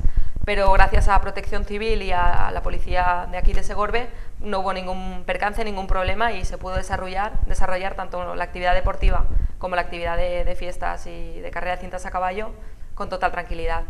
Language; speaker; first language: Spanish; native; Spanish